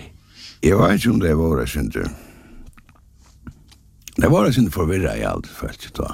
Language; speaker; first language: Danish; non-native, local second language; Faroese